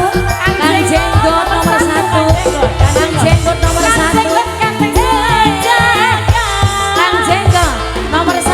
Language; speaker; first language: Indonesian; non-native, local second language; Javanese